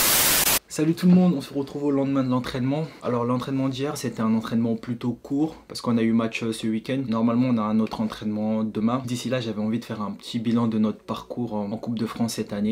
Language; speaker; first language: French; native; French